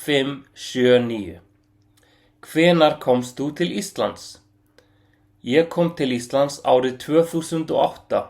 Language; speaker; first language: Icelandic; non-native, fluent; Arabic